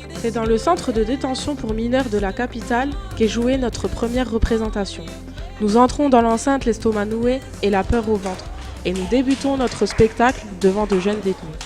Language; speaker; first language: French; native; French